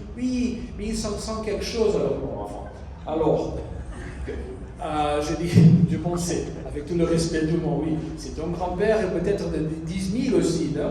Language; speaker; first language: French; non-native, fluent; Portuguese